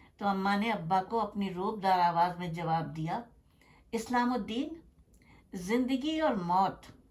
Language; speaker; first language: Urdu; native; Urdu